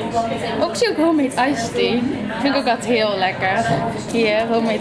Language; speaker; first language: Dutch; native; Dutch